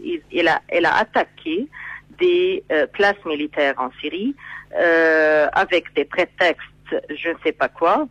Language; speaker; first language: French; non-native, fluent; Arabic